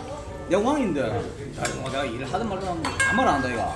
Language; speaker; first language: Indonesian; non-native, learner; Korean